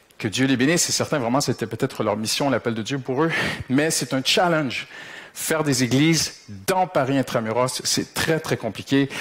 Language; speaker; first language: French; native; French